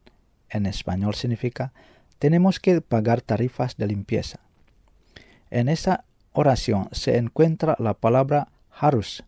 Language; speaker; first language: Spanish; non-native, fluent; Indonesian